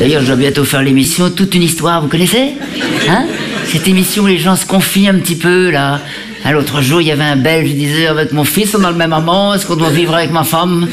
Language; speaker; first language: French; native; French